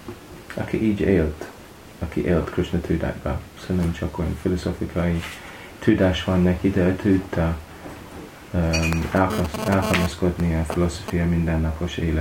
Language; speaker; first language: Hungarian; non-native, learner; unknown